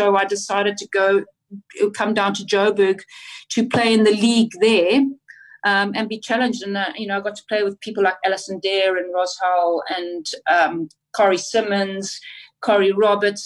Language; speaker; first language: English; native; English